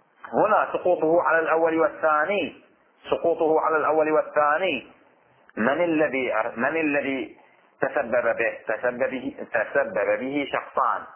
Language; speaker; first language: Arabic; native; Arabic